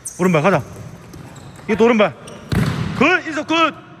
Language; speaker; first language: Korean; native; Korean